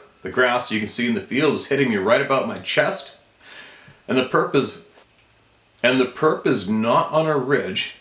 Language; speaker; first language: English; native; English